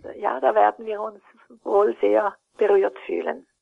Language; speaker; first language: German; native; German